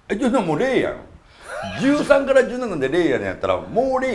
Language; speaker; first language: Japanese; native; Japanese